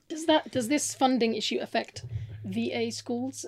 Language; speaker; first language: English; native; English